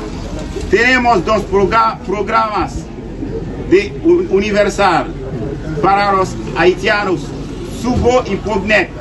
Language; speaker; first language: Spanish; non-native, learner; Haitian Creole